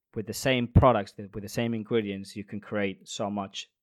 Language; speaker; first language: English; non-native, fluent; Spanish